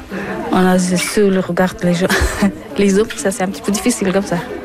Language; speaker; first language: French; non-native, learner; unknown